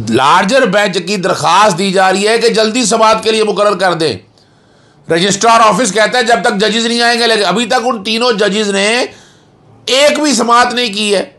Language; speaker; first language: Urdu; non-native, local second language; Punjabi